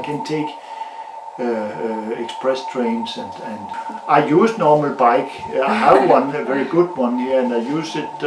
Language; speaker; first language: English; non-native, learner; Danish